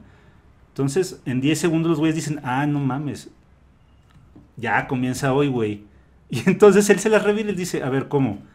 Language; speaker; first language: Spanish; native; Spanish